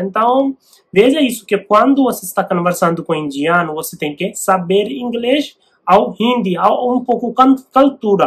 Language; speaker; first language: Portuguese; non-native, learner; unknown